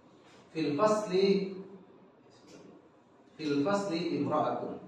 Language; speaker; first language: Arabic; non-native, fluent; Indonesian